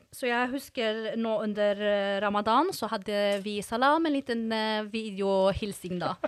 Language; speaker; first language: Norwegian; non-native, fluent; Swedish